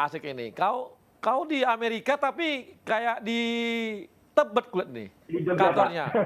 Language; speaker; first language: Indonesian; native; Indonesian